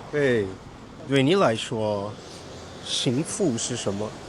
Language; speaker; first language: Chinese; non-native, learner; Portuguese